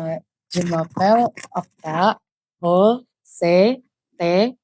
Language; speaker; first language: French; non-native, learner; Indonesian